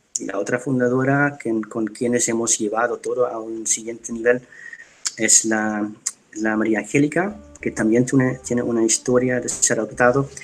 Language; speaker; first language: Spanish; non-native, fluent; Dutch